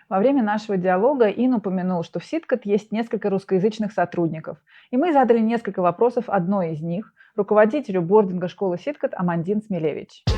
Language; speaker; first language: Russian; native; Russian